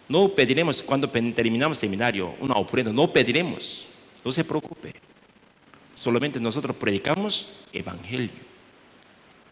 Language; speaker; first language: Spanish; non-native, learner; Korean